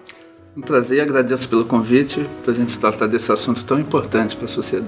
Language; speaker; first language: Portuguese; native; Portuguese